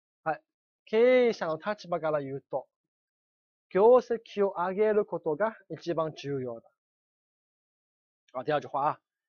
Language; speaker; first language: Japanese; non-native, fluent; Chinese